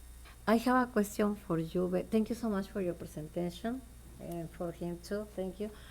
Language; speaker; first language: English; non-native, local second language; Spanish